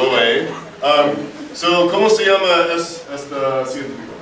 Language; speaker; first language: Spanish; non-native, learner; English